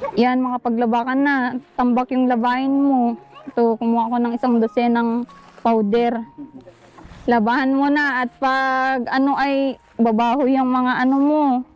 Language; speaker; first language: Filipino; native; Filipino